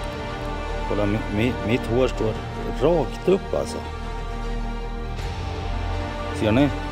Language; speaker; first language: Swedish; native; Swedish